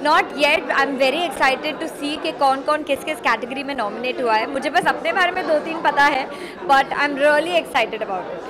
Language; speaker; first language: Hindi; native; Hindi